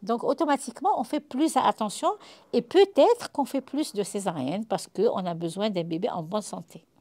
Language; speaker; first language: French; non-native, local second language; Arabic